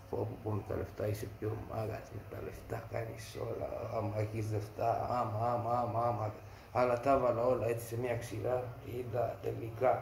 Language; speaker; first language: Greek; non-native, fluent; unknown